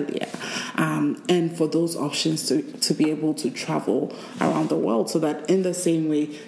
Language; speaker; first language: English; non-native, local second language; Akan